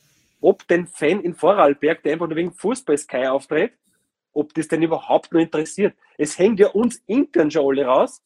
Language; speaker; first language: German; native; German